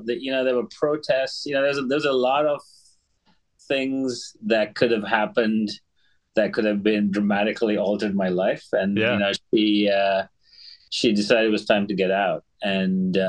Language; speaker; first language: English; non-native, local second language; Sinhala